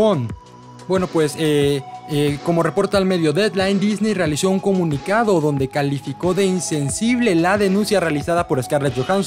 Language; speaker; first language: Spanish; native; Spanish